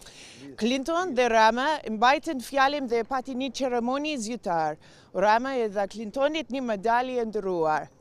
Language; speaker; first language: Albanian; non-native, learner; English